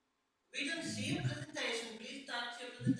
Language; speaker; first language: English; non-native, learner; Ukrainian